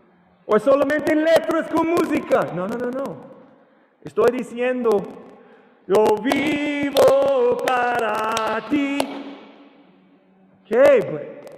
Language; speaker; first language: Spanish; non-native, learner; English